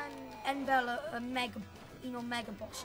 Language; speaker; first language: Welsh; non-native, local second language; English